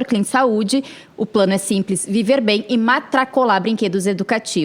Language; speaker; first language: Portuguese; native; Portuguese